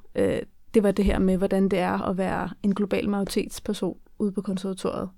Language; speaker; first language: Danish; early bilingual, other home language; Kurdish